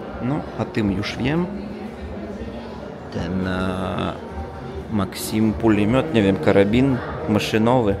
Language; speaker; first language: Polish; non-native, learner; Russian